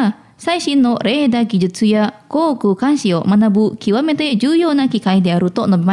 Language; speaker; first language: Japanese; non-native, fluent; Indonesian